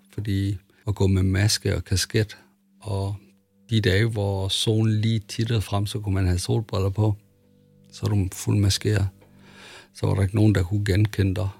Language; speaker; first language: Danish; early bilingual, other home language; Arabic